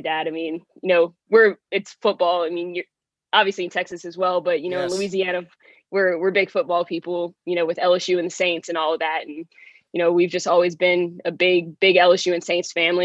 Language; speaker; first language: English; native; English